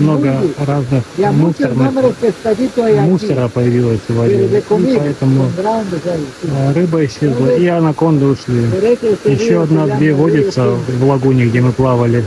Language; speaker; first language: Russian; native; Russian